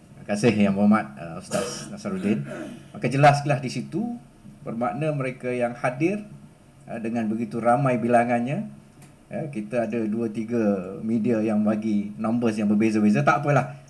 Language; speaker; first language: Malay; native; Malay